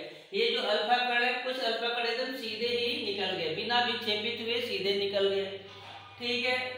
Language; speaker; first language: Hindi; native; Hindi